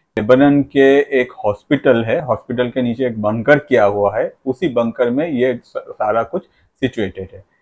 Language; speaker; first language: Hindi; non-native, local second language; Bangla